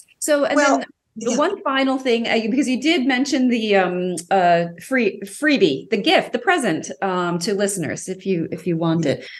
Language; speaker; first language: English; native; English